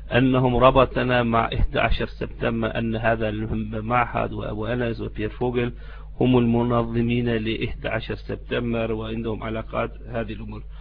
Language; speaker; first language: Arabic; non-native, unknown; Turkish